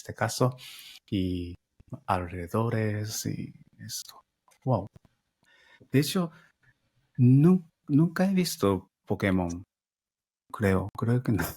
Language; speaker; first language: Spanish; non-native, fluent; Japanese